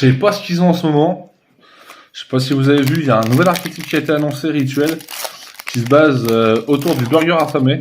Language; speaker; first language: French; native; French